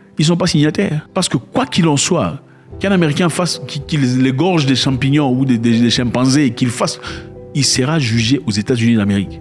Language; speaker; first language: French; non-native, local second language; Lingala